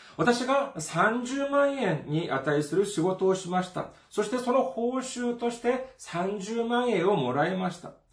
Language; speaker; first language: Japanese; non-native, fluent; Korean